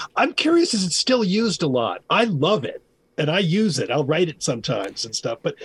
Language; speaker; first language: English; native; English